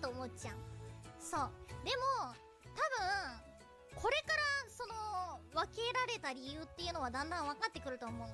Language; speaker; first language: Japanese; native; Japanese